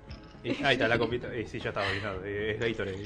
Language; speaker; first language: Spanish; native; Spanish